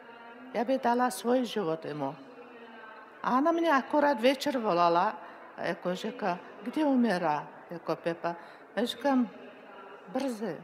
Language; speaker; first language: Czech; non-native, learner; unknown